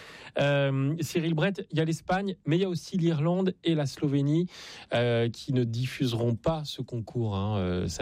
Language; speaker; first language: French; native; French